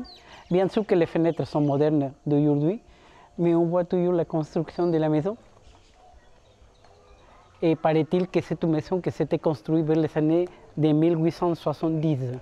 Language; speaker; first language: French; non-native, fluent; Spanish